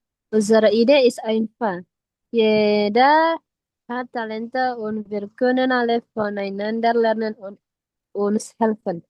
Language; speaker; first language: German; non-native, learner; Indonesian